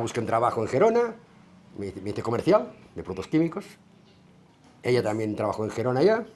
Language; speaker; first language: Spanish; native; Spanish